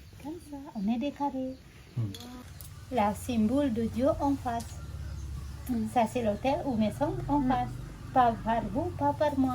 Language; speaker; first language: French; non-native, learner; Indonesian